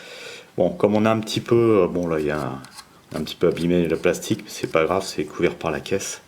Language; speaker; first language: French; native; French